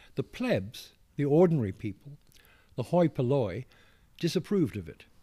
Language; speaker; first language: English; native; English